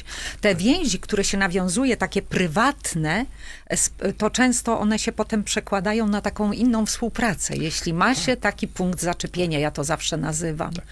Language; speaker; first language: Polish; native; Polish